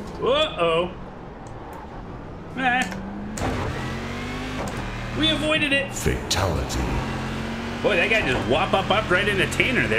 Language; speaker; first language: English; native; English